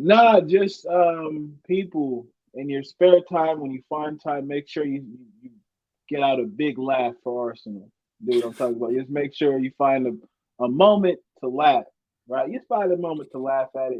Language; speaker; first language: English; native; English